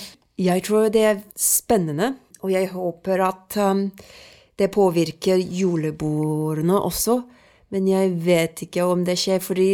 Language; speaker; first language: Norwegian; non-native, fluent; Swedish